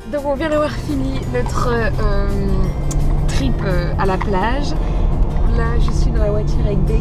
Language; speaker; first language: French; native; French